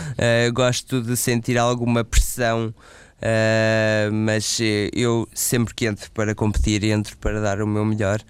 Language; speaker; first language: Portuguese; native; Portuguese